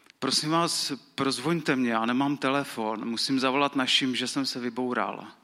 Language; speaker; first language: Czech; native; Czech